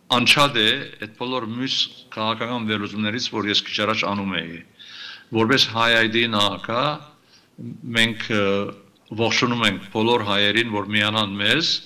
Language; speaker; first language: Armenian; early bilingual, heritage; Armenian